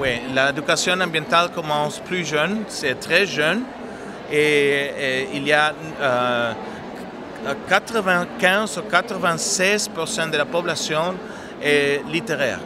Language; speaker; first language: French; non-native, fluent; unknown